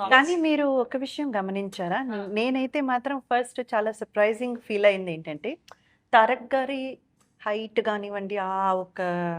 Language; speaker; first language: Telugu; native; Telugu